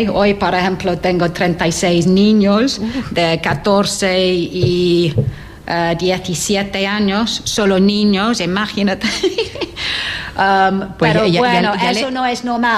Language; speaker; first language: Spanish; non-native, learner; English